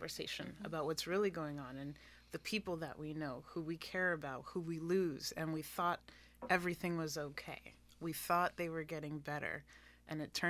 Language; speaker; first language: English; non-native, fluent; Spanish